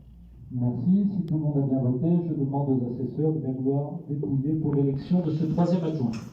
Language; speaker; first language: French; native; French